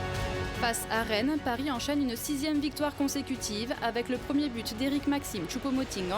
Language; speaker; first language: French; native; French